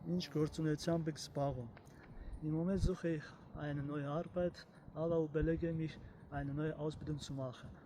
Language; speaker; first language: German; non-native, fluent; Armenian